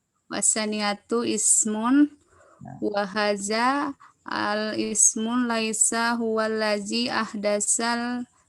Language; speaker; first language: Arabic; non-native, learner; Indonesian